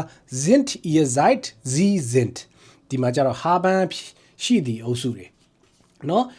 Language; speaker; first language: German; non-native, fluent; Burmese